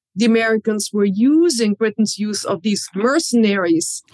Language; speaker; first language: English; non-native, fluent; German